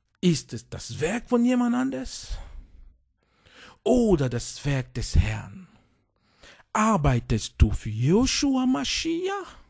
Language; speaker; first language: German; non-native, fluent; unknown